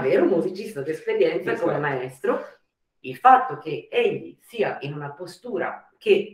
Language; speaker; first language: Italian; native; Italian